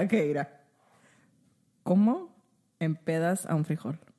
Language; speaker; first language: Spanish; early bilingual, heritage; Spanish